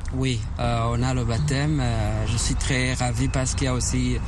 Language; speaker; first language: French; non-native, local second language; Kinyarwanda